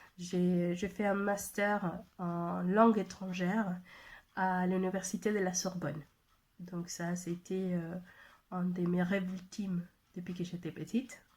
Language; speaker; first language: French; non-native, fluent; Spanish